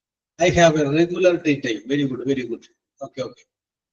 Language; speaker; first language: English; non-native, local second language; Malayalam